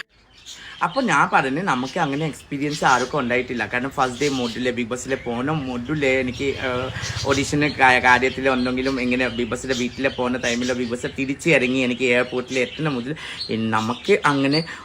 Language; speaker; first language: Malayalam; non-native, learner; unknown